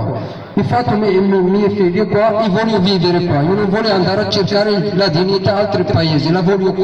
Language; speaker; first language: Italian; non-native, fluent; Arabic